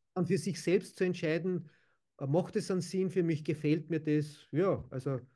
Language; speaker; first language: German; native; German